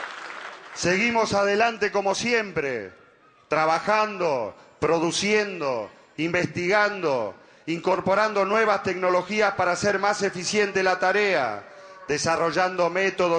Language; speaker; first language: Spanish; native; Spanish